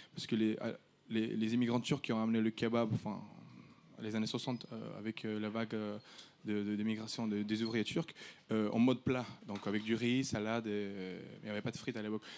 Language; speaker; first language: French; early bilingual, other home language; Turkish